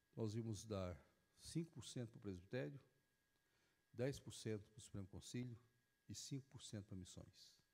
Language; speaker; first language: Portuguese; native; Portuguese